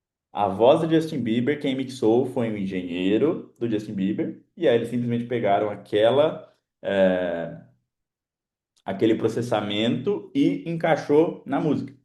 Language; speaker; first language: Portuguese; native; Portuguese